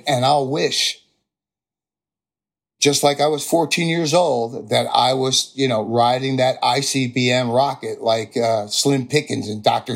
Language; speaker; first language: English; native; English